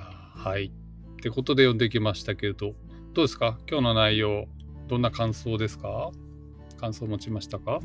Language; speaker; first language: Japanese; native; Japanese